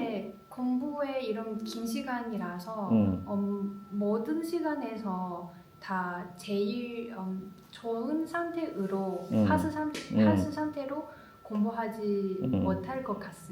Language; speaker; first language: Korean; non-native, learner; Chinese